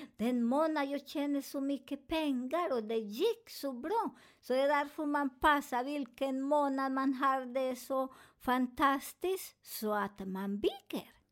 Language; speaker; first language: Swedish; non-native, learner; Spanish